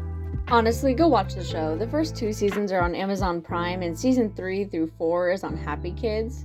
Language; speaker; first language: English; native; English